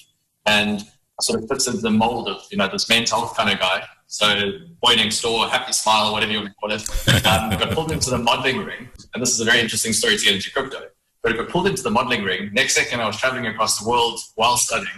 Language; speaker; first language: English; native; English